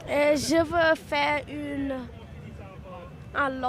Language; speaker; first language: French; non-native, learner; English